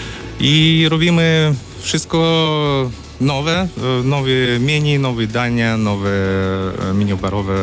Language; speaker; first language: Polish; non-native, learner; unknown